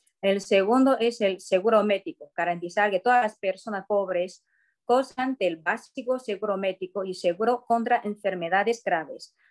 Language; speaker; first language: Spanish; non-native, fluent; Chinese